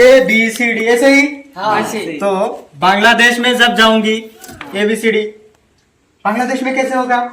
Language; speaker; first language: Hindi; non-native, local second language; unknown